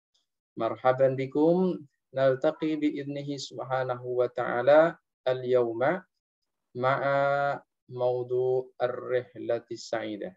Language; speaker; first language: Arabic; non-native, fluent; Indonesian